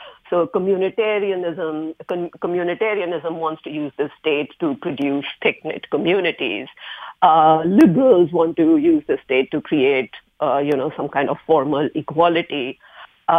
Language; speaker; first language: English; non-native, local second language; Hindi